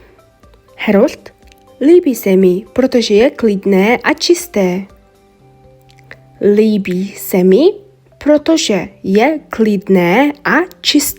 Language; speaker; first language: Czech; non-native, learner; Mongolian